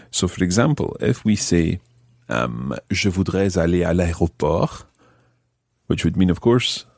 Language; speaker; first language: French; non-native, fluent; English